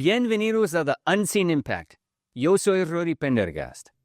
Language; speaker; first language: Spanish; early bilingual, heritage; English